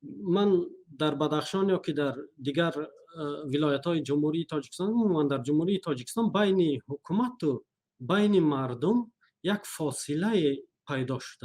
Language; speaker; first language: Persian; non-native, local second language; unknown